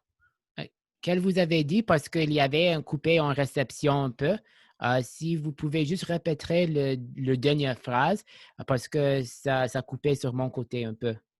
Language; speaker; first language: French; non-native, local second language; English